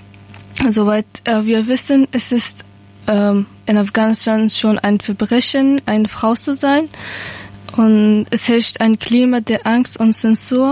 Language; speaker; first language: German; non-native, learner; Persian